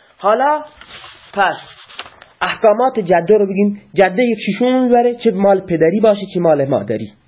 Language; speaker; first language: Persian; non-native, local second language; Baluchi